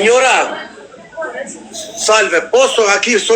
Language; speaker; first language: Italian; non-native, learner; Albanian